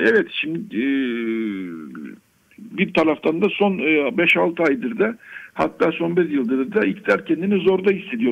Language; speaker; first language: Turkish; native; Turkish